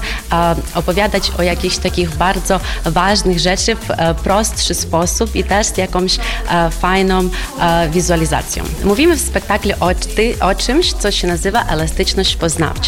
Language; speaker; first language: Polish; non-native, fluent; Ukrainian